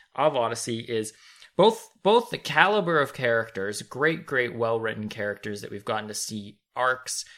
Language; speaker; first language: English; native; English